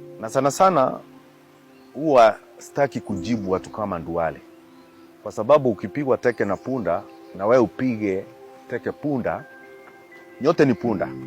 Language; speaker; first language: Swahili; non-native, local second language; Kikuyu